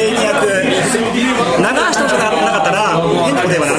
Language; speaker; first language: Japanese; native; Japanese